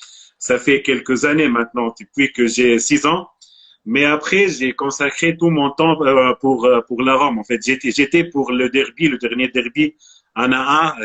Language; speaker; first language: French; non-native, local second language; Arabic